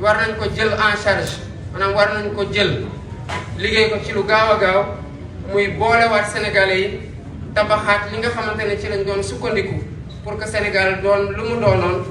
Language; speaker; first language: Wolof; non-native, local second language; Serer